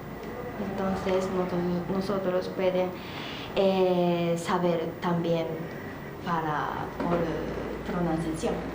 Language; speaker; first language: Spanish; non-native, learner; Japanese